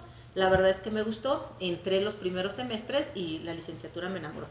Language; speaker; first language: Spanish; native; Spanish